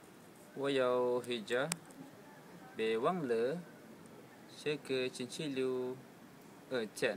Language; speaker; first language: Chinese; non-native, learner; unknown